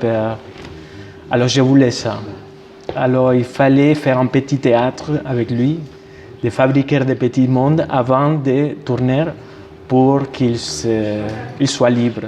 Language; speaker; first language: French; non-native, fluent; Spanish